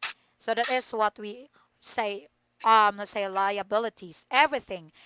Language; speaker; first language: English; non-native, fluent; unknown